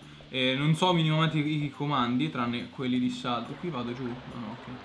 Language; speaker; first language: Italian; native; Italian